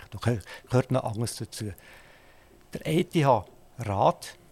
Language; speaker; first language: German; native; German